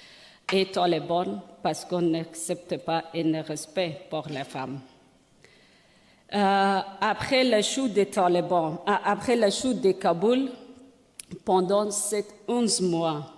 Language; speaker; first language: French; non-native, learner; Persian